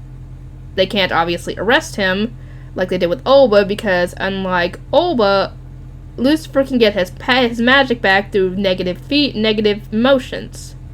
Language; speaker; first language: English; native; English